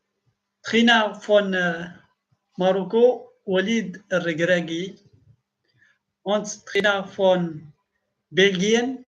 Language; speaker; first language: German; non-native, learner; Arabic